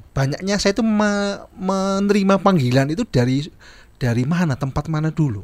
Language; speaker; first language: Indonesian; native; Indonesian